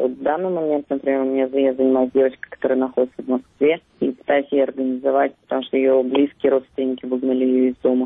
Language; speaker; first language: Russian; native; Russian